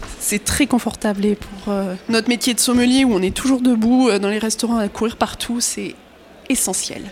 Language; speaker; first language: French; native; French